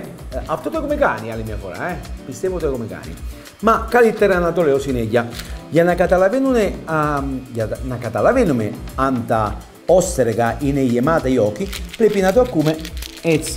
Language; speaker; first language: Greek; non-native, fluent; Italian